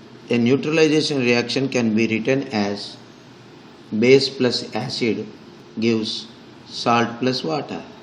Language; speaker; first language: English; non-native, local second language; Telugu